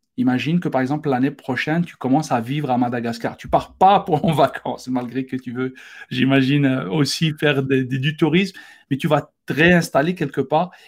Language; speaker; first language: French; non-native, local second language; Arabic